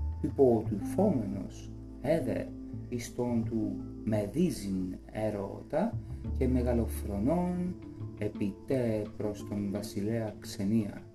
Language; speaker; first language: Greek; non-native, learner; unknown